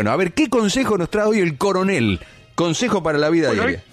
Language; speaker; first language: Spanish; native; Spanish